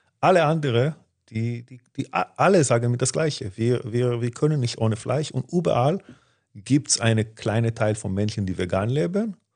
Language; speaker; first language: German; non-native, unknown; Hebrew